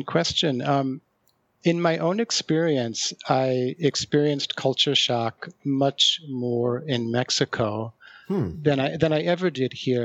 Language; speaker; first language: English; native; English